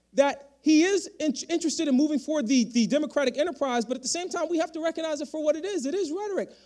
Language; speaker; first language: English; native; English